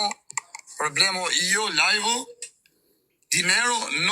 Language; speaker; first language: Spanish; non-native, learner; Albanian